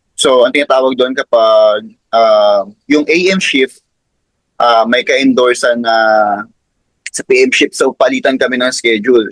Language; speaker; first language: Filipino; native; Filipino